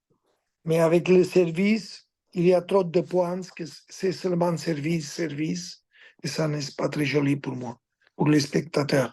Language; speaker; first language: French; non-native, fluent; Spanish